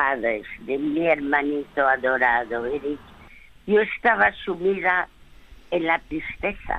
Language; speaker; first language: Spanish; early bilingual, other home language; French